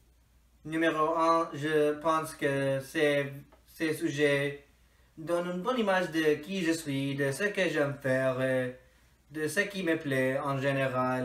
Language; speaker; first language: French; non-native, fluent; English